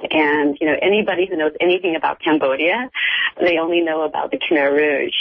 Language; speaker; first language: English; native; English